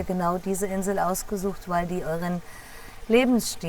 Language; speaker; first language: German; native; German